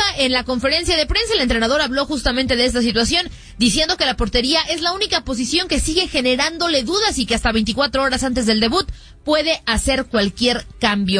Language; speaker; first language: Spanish; native; Spanish